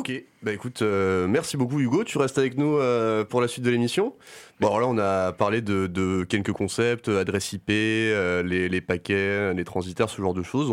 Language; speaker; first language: French; native; French